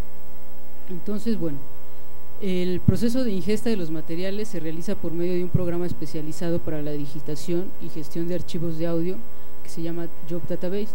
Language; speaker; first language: Spanish; native; Spanish